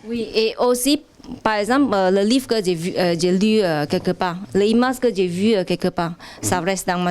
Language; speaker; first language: French; non-native, fluent; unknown